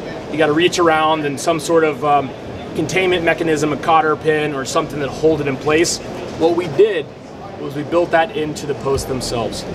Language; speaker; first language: English; native; English